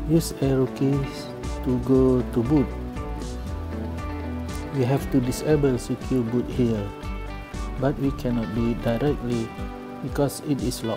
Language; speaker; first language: English; non-native, local second language; Malay